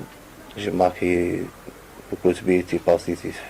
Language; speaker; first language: French; non-native, learner; Arabic